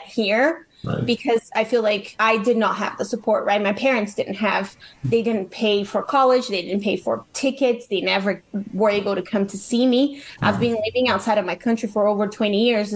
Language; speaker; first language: English; non-native, fluent; Portuguese